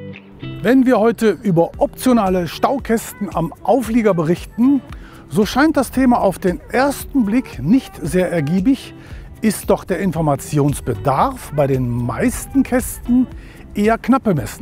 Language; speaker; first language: German; native; German